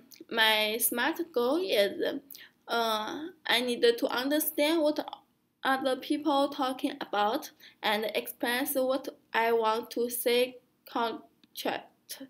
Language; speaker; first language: English; non-native, learner; Chinese